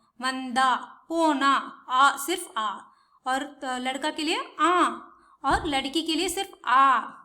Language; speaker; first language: Hindi; non-native, local second language; Tamil